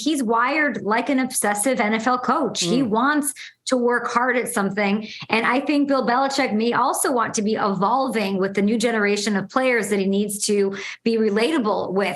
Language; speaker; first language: English; native; English